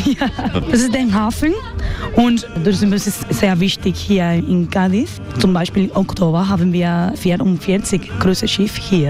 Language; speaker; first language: German; non-native, learner; Spanish